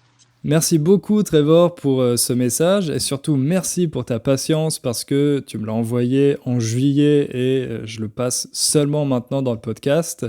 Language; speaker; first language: French; native; French